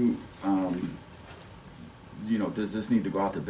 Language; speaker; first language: English; native; English